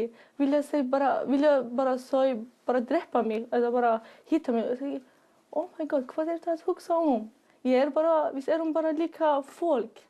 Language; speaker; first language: Icelandic; non-native, learner; Persian